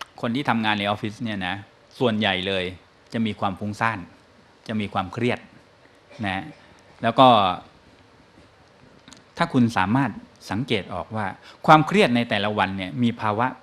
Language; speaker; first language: Thai; native; Thai